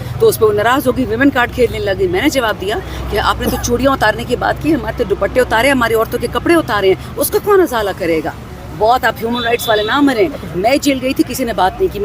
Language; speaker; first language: Urdu; non-native, local second language; Pashto